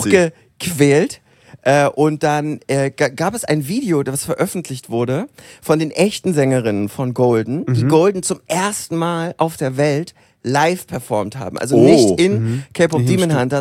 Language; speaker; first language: German; native; German